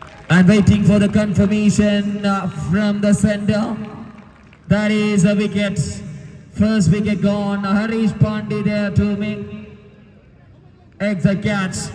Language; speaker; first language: English; non-native, local second language; Malayalam